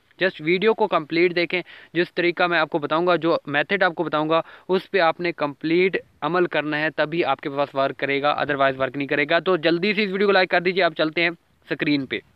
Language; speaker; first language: Urdu; non-native, local second language; Punjabi